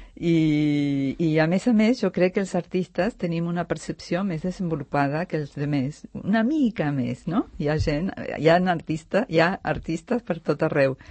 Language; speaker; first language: Catalan; non-native, fluent; Spanish